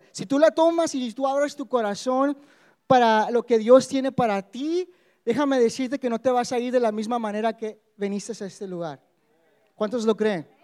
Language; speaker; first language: Spanish; early bilingual, heritage; Spanish